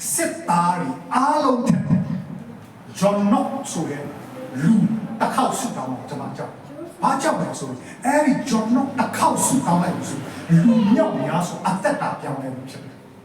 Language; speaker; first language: Burmese; non-native, local second language; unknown